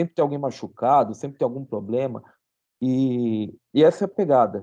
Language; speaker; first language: Portuguese; native; Portuguese